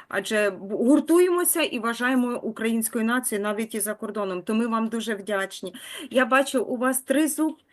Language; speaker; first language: Ukrainian; native; Ukrainian